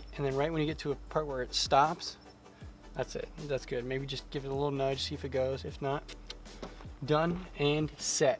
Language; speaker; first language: English; native; English